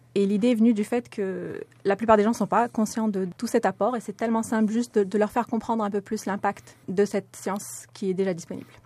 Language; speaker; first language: French; non-native, local second language; Arabic